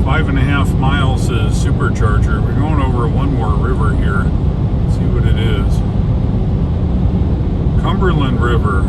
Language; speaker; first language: English; native; English